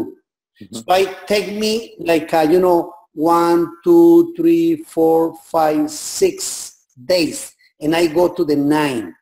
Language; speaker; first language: English; non-native, learner; Spanish